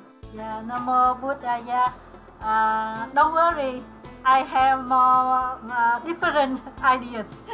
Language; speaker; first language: English; non-native, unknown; Vietnamese